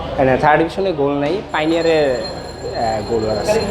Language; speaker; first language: Bangla; native; Bangla